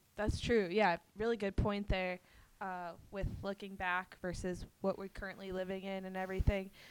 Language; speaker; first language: English; native; English